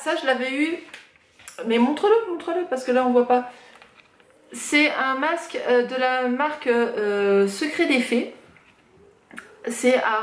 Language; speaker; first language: French; native; French